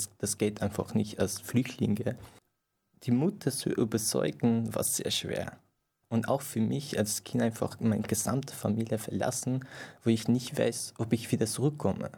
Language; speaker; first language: German; non-native, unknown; Persian